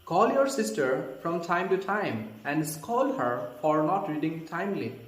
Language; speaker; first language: English; non-native, local second language; Assamese